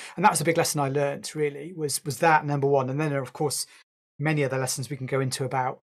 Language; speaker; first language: English; native; English